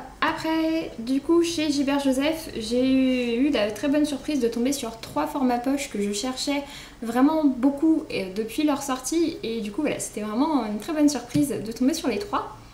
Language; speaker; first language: French; native; French